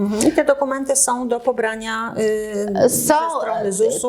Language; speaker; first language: Polish; native; Polish